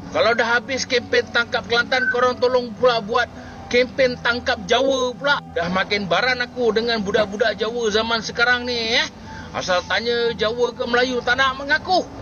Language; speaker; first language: Malay; native; Malay